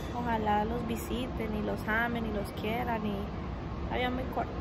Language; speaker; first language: Spanish; early bilingual, heritage; Spanish